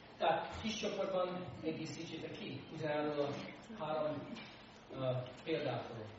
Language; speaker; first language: Hungarian; non-native, fluent; English